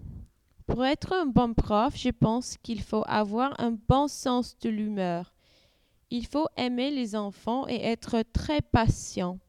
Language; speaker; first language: French; non-native, learner; English